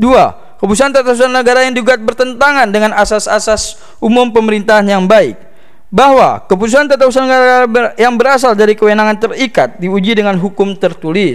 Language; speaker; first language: Indonesian; native; Indonesian